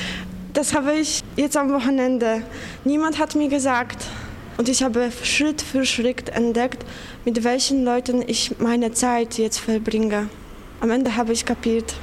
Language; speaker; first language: German; non-native, fluent; Polish